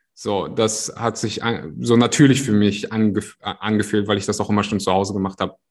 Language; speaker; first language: German; early bilingual, other home language; Russian